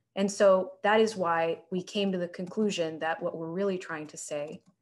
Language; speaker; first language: English; native; English